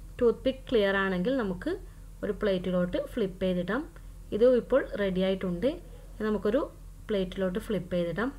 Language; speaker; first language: Malayalam; native; Malayalam